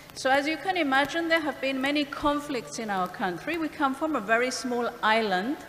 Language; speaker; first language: English; non-native, fluent; Greek